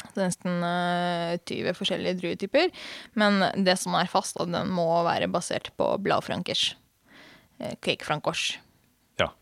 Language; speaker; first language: Norwegian; non-native, fluent; Hungarian